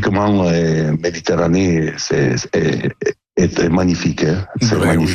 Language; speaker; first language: French; non-native, learner; Italian